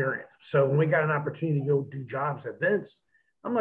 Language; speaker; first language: English; native; English